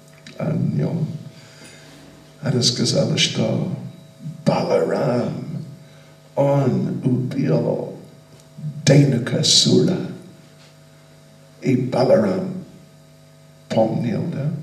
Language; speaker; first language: Russian; non-native, learner; English